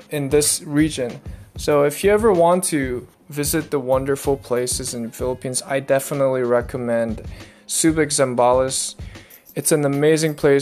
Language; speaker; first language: English; non-native, local second language; Korean